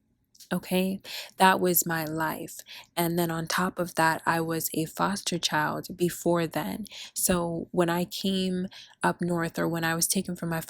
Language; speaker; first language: English; early bilingual, other home language; Spanish